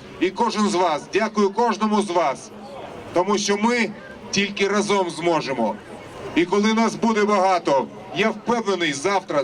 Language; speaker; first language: Ukrainian; non-native, local second language; Russian